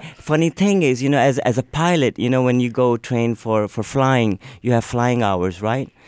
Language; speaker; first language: English; non-native, local second language; Urdu